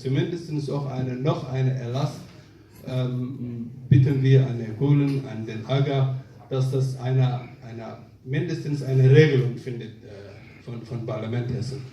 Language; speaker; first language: German; non-native, fluent; Somali